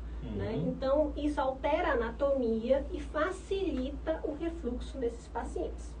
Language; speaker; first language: Portuguese; native; Portuguese